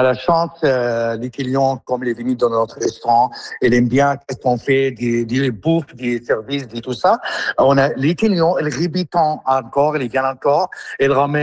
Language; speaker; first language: French; native; French